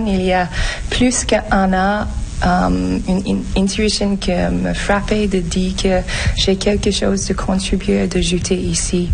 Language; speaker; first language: French; non-native, fluent; English